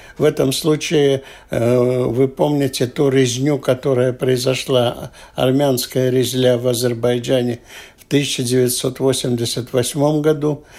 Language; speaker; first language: Russian; non-native, local second language; Latvian